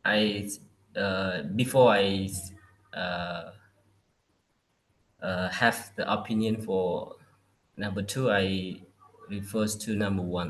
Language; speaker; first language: English; non-native, learner; Khmer